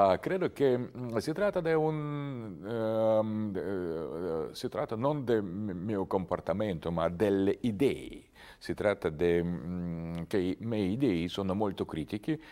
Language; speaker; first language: Italian; non-native, learner; Russian